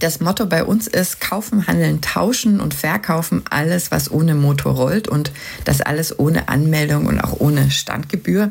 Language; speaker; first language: German; native; German